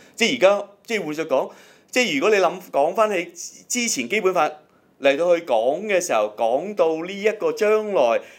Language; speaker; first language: Cantonese; native; Cantonese